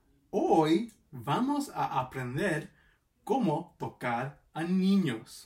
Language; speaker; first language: Spanish; non-native, learner; English